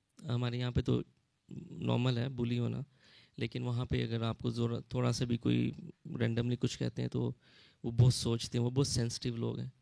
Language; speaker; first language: Urdu; early bilingual, heritage; Urdu